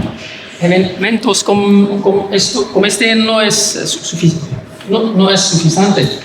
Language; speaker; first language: Spanish; non-native, learner; Arabic